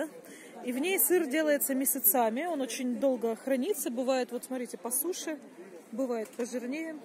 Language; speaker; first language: Russian; native; Russian